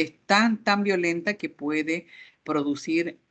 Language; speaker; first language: Spanish; native; Spanish